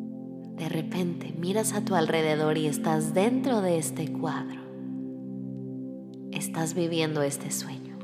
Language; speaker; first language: Spanish; native; Spanish